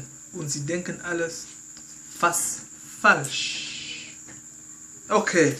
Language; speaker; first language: German; non-native, fluent; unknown